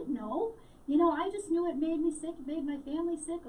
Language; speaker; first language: English; native; English